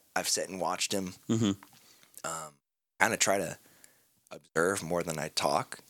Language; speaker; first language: English; native; English